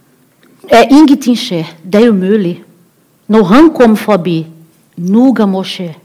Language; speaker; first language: Norwegian; non-native, learner; Portuguese